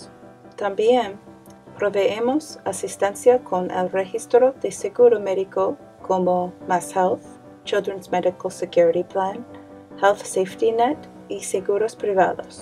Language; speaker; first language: Spanish; non-native, learner; English